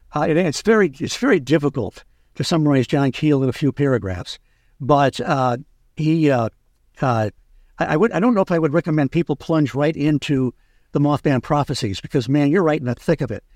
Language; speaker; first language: English; native; English